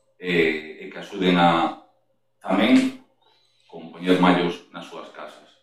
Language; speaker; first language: Galician; non-native, local second language; Spanish